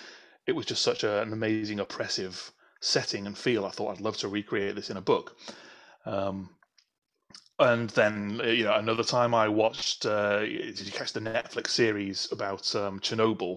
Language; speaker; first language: English; native; English